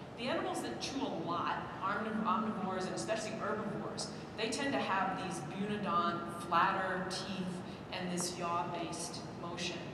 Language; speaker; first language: English; native; English